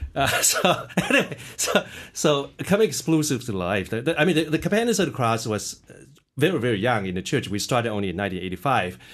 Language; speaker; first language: English; early bilingual, other home language; Cantonese